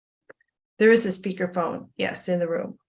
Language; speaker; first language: English; native; English